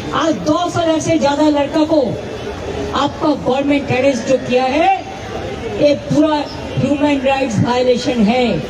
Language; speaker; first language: Hindi; non-native, local second language; Bangla